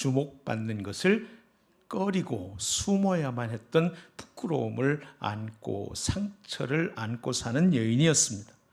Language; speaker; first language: Korean; native; Korean